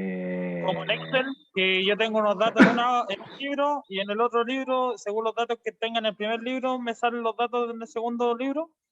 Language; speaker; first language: Spanish; native; Spanish